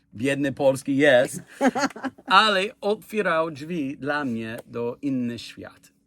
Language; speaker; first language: Polish; non-native, learner; English